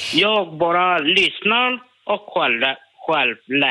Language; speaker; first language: Swedish; non-native, learner; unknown